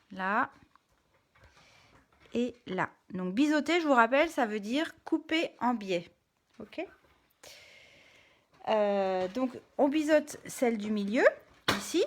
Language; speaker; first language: French; native; French